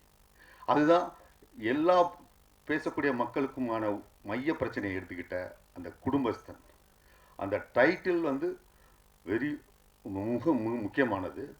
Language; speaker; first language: Tamil; native; Tamil